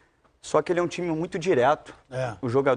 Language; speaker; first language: Portuguese; native; Portuguese